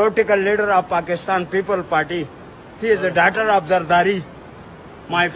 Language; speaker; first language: English; non-native, learner; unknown